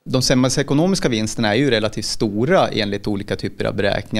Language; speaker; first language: Swedish; native; Swedish